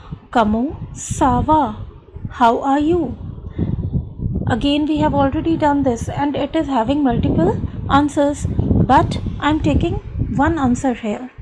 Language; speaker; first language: English; non-native, local second language; Hindi